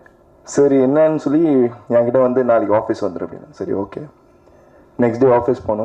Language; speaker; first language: Tamil; non-native, fluent; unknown